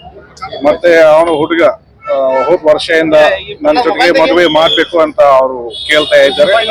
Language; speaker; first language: Kannada; non-native, fluent; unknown